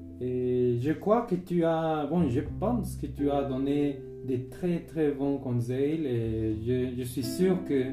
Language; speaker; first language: French; non-native, fluent; Spanish